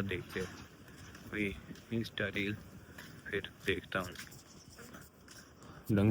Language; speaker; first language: Hindi; non-native, local second language; Punjabi